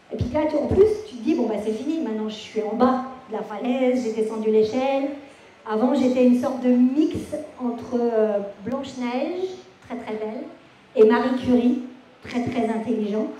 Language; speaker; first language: French; native; French